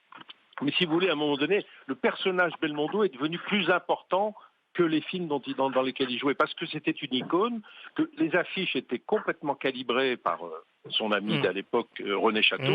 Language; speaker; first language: French; native; French